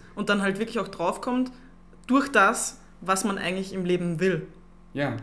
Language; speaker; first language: German; native; German